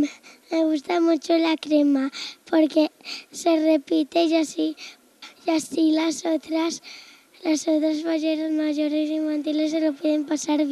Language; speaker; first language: Spanish; non-native, local second language; Catalan